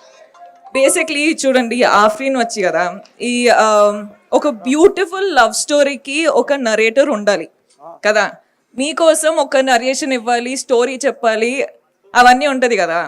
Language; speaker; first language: Telugu; non-native, fluent; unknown